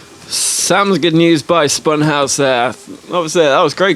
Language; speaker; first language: English; native; English